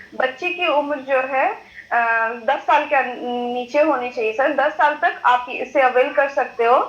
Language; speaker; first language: Hindi; non-native, local second language; Bangla